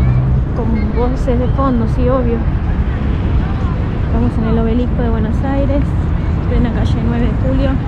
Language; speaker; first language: Spanish; native; Spanish